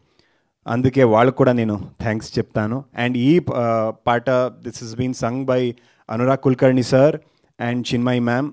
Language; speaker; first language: Telugu; non-native, learner; Kannada